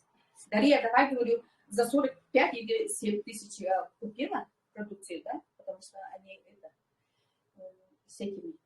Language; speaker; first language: Russian; non-native, local second language; Yakut